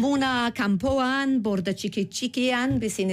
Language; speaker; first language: Basque; non-native, learner; English